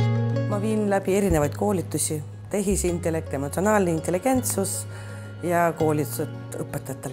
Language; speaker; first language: Estonian; non-native, local second language; Russian